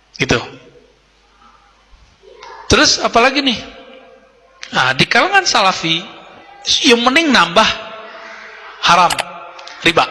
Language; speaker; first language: Indonesian; native; Indonesian